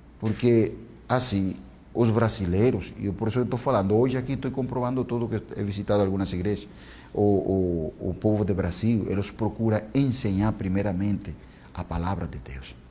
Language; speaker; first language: Portuguese; non-native, fluent; Spanish